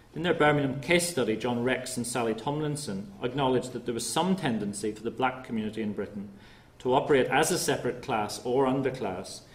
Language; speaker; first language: English; native; English